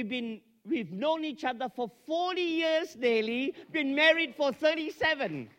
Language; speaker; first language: English; non-native, local second language; Tamil